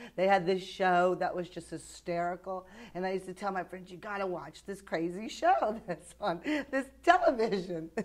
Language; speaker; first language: English; native; English